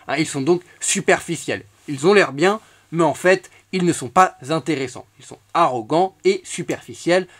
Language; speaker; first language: French; native; French